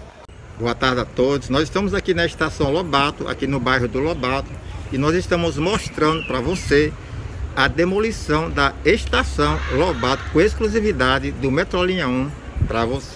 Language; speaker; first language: Portuguese; native; Portuguese